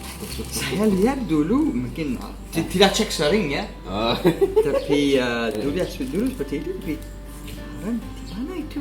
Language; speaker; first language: Indonesian; non-native, learner; English